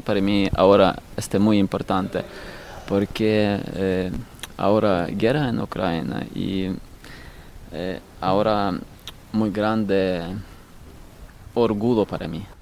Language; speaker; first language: Spanish; non-native, learner; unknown